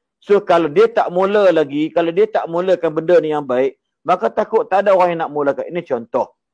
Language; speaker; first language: Malay; native; Malay